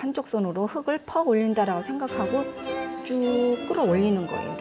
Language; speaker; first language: Korean; native; Korean